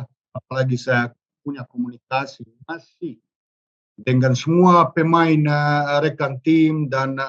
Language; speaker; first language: Indonesian; non-native, learner; Serbian